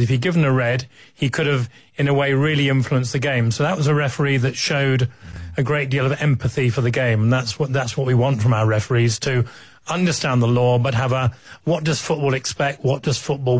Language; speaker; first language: English; native; English